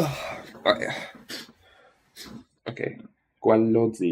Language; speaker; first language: Italian; non-native, learner; English